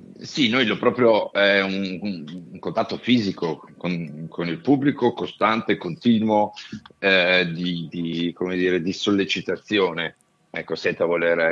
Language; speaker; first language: Italian; native; Italian